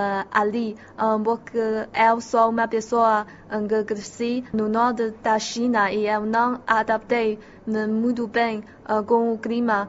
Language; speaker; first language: Portuguese; non-native, fluent; Chinese